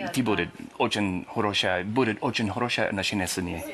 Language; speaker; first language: Russian; non-native, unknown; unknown